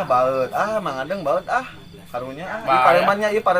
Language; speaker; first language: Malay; non-native, local second language; Sundanese